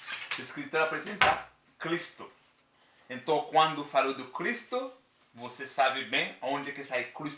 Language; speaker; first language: Portuguese; non-native, learner; Haitian Creole